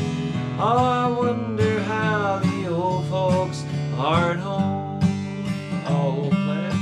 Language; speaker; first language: English; native; English